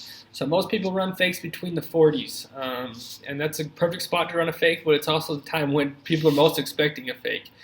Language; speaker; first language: English; native; English